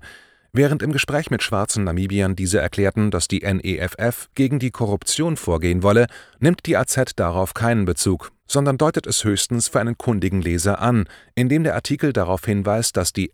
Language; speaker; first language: German; native; German